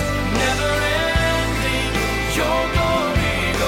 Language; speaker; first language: English; non-native, fluent; Russian